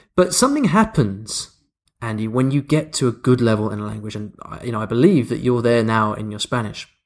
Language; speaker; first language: English; native; English